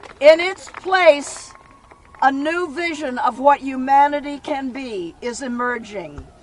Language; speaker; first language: English; native; English